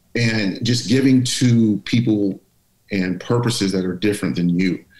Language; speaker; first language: English; native; English